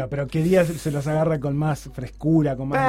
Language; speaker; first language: Spanish; native; Spanish